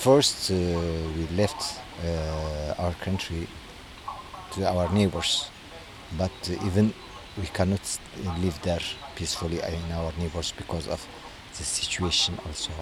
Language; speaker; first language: English; non-native, learner; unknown